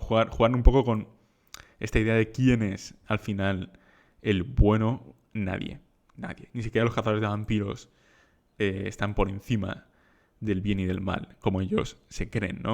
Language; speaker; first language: Spanish; native; Spanish